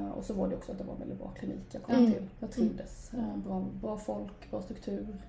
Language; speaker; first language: Swedish; native; Swedish